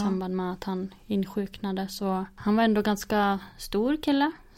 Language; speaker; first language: Swedish; native; Swedish